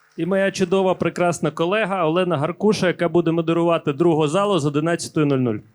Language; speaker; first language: Ukrainian; native; Ukrainian